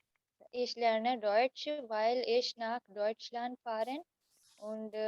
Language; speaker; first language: German; non-native, learner; Hindi